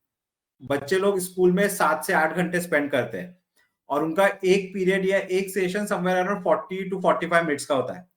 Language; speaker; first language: Hindi; native; Hindi